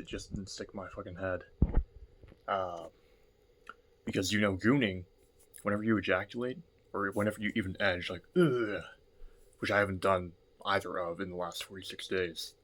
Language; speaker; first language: English; native; English